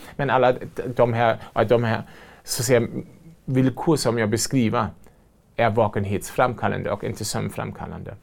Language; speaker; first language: Swedish; non-native, fluent; German